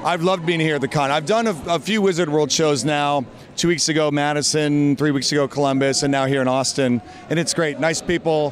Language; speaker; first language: English; native; English